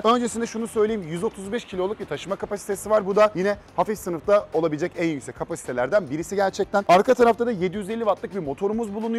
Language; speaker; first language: Turkish; native; Turkish